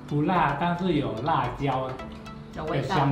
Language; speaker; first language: Chinese; non-native, fluent; Thai